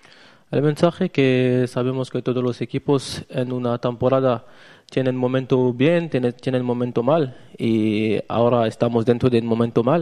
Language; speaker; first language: Spanish; non-native, learner; French